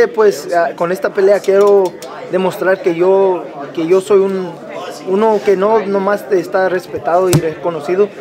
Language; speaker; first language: Spanish; early bilingual, other home language; English